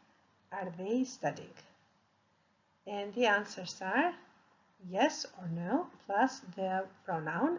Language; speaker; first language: English; non-native, fluent; Albanian